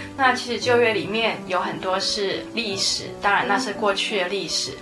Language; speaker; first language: Chinese; native; Chinese